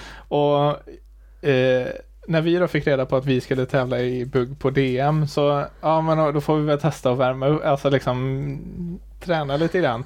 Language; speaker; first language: Swedish; native; Swedish